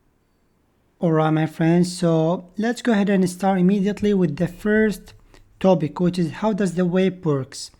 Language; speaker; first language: English; non-native, fluent; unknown